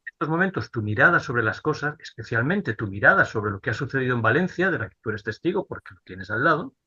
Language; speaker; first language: Spanish; native; Spanish